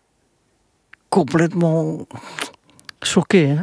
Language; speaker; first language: French; non-native, fluent; Indonesian